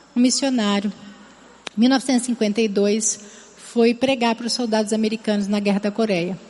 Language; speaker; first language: Portuguese; native; Portuguese